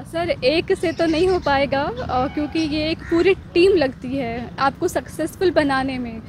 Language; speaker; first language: Hindi; native; Hindi